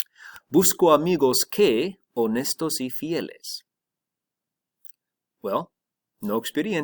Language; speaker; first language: Spanish; non-native, fluent; English